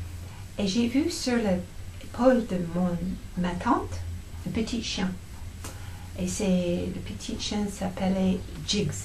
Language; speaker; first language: French; non-native, fluent; English